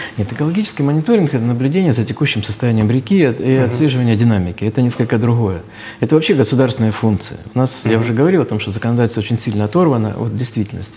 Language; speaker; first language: Russian; native; Russian